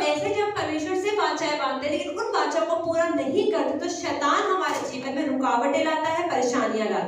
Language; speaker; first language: Hindi; native; Hindi